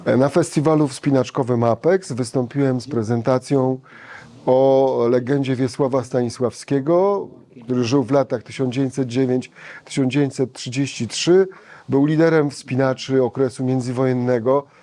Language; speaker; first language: Polish; native; Polish